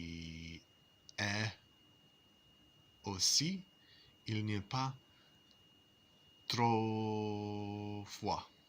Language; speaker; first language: French; non-native, learner; English